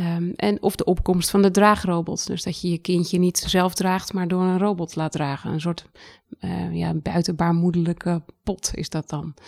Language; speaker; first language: Dutch; native; Dutch